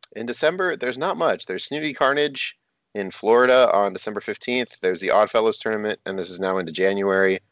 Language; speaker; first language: English; native; English